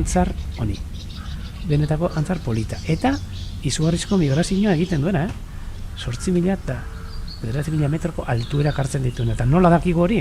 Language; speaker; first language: Basque; native; Basque